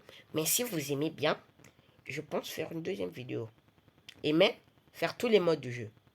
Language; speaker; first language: French; native; French